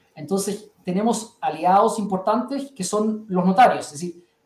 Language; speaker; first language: Spanish; early bilingual, heritage; German